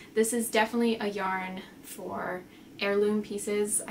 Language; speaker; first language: English; native; English